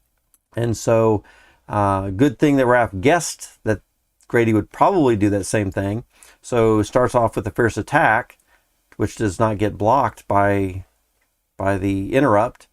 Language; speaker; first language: English; native; English